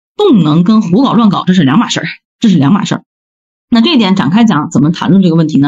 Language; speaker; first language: Chinese; native; Chinese